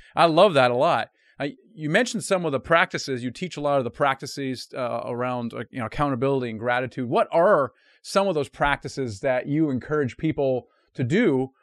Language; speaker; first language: English; non-native, fluent; German